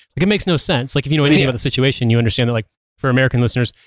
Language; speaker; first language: English; native; English